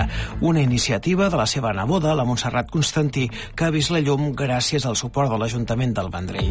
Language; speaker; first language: Catalan; native; Catalan